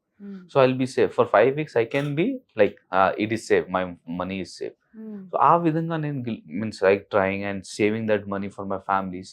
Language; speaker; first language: Telugu; non-native, learner; Hindi